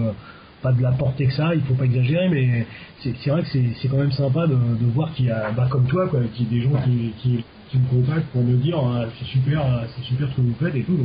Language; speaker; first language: French; native; French